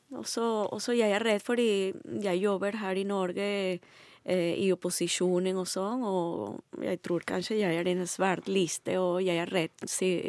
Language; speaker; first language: Norwegian; non-native, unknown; Spanish